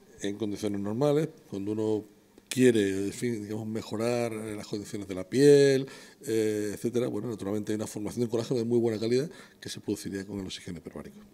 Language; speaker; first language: Spanish; native; Spanish